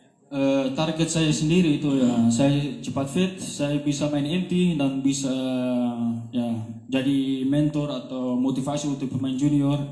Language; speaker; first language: Indonesian; non-native, fluent; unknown